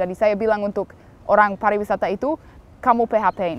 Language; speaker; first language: Indonesian; non-native, fluent; English